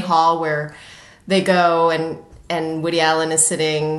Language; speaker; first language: English; native; English